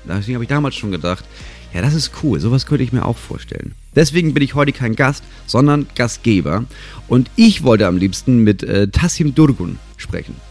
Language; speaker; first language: German; native; German